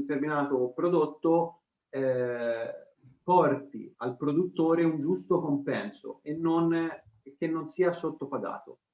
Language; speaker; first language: Italian; native; Italian